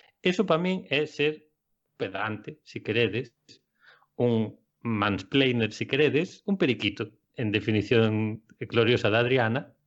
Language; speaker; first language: Galician; non-native, local second language; Spanish